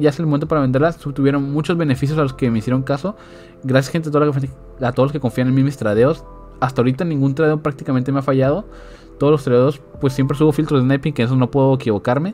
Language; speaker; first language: Spanish; native; Spanish